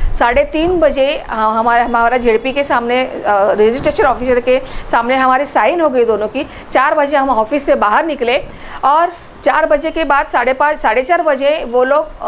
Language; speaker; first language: Hindi; non-native, local second language; Marathi